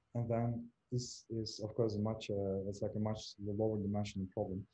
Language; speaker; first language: English; non-native, fluent; Turkish